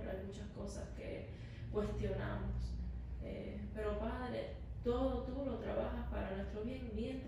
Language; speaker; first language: Spanish; native; Spanish